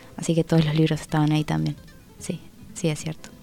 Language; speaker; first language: Spanish; native; Spanish